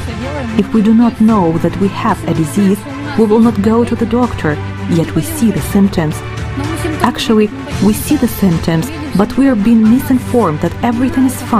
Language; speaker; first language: English; non-native, fluent; Vietnamese